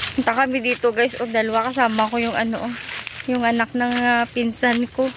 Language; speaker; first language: Filipino; non-native, local second language; Hiligaynon